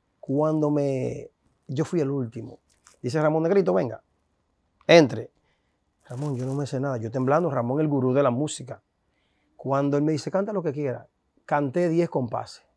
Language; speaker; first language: Spanish; native; Spanish